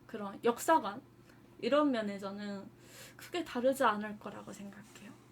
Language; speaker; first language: Korean; non-native, fluent; Japanese